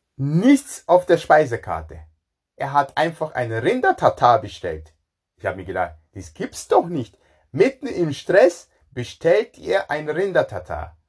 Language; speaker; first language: German; non-native, fluent; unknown